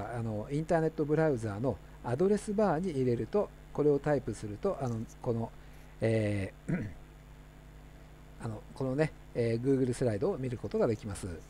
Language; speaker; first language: Japanese; native; Japanese